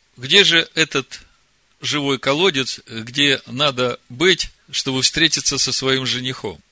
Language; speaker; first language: Russian; native; Russian